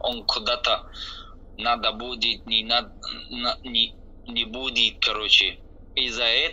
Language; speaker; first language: Russian; non-native, learner; Tajik